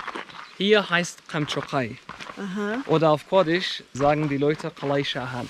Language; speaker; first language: German; non-native, fluent; Kurdish